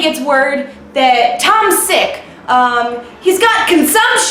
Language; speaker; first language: English; native; English